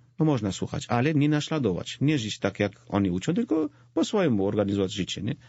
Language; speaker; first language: Polish; non-native, fluent; Georgian